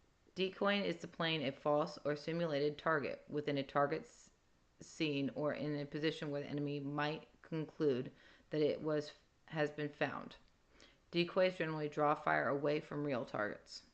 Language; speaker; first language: English; native; English